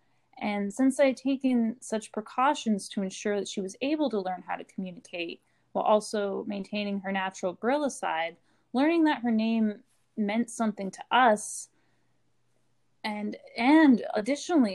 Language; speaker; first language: English; native; English